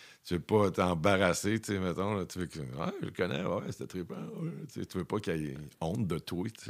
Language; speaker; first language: French; native; French